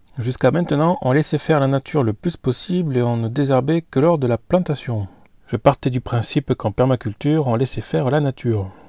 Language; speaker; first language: French; native; French